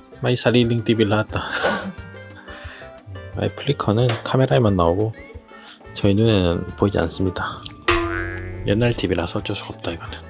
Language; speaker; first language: Korean; native; Korean